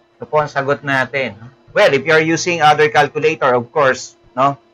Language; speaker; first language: English; non-native, local second language; Filipino